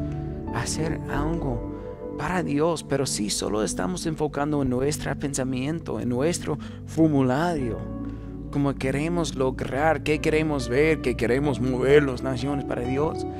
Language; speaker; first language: Spanish; non-native, fluent; English